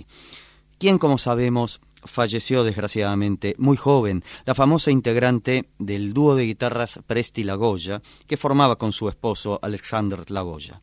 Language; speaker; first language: Spanish; native; Spanish